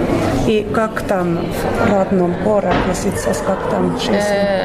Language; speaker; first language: Russian; non-native, learner; Finnish